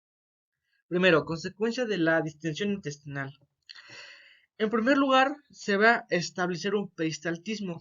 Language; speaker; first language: Spanish; native; Spanish